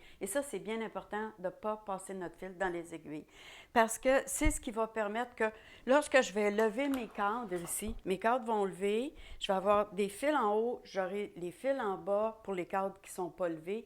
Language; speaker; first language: French; native; French